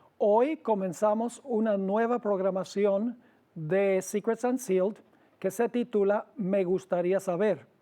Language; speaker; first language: Spanish; native; Spanish